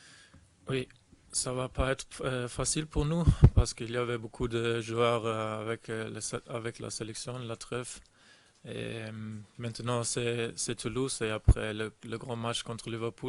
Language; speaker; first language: French; non-native, fluent; German